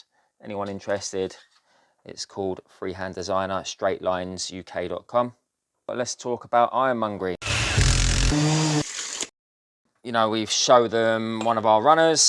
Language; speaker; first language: English; native; English